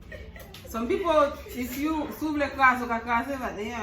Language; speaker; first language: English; non-native, learner; Haitian Creole